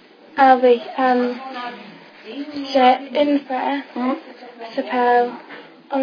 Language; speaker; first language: French; non-native, learner; English